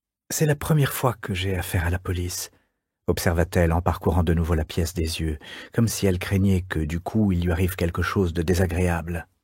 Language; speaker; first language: French; native; French